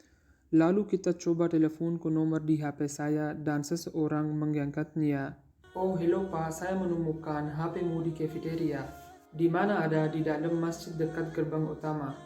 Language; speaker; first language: Indonesian; non-native, fluent; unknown